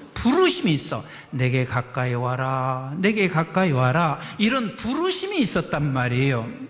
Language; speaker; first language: Korean; native; Korean